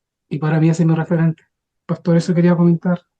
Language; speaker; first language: Spanish; native; Spanish